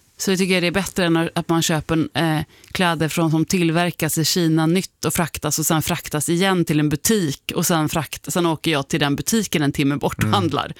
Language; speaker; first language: Swedish; native; Swedish